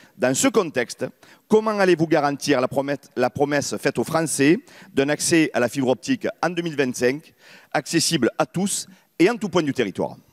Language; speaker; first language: French; native; French